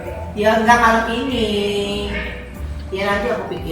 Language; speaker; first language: Indonesian; native; Indonesian